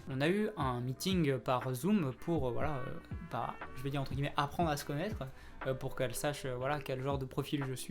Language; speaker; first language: French; native; French